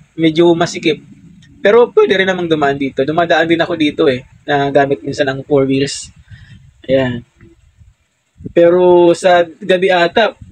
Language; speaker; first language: Filipino; non-native, local second language; Bikol